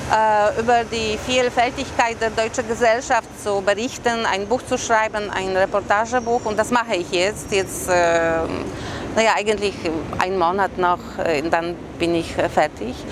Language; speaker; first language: German; non-native, fluent; Polish